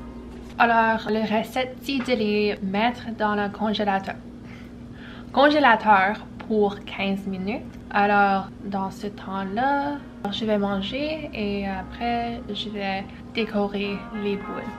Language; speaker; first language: French; early bilingual, heritage; English